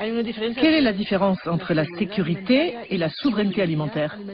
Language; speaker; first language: French; native; French